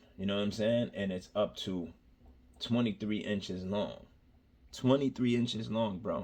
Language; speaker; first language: English; native; English